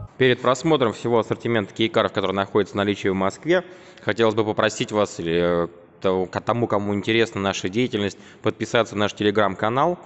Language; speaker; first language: Russian; native; Russian